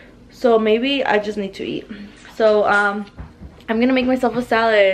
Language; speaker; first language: English; early bilingual, other home language; Spanish